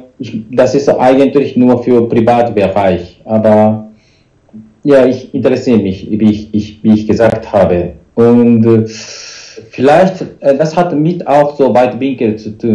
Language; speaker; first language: German; non-native, learner; Japanese